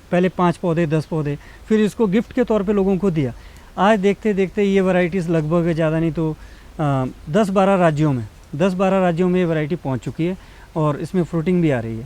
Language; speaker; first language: Hindi; native; Hindi